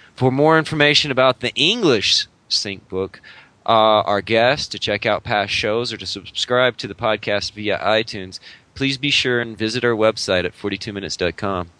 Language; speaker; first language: English; native; English